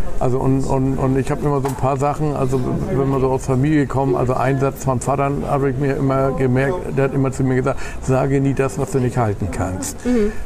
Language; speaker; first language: German; native; German